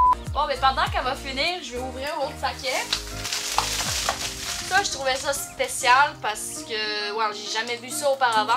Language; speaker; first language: French; native; French